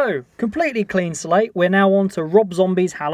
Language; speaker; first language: English; native; English